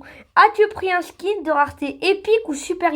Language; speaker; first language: French; native; French